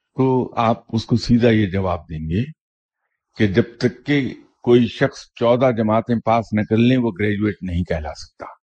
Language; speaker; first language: Urdu; native; Urdu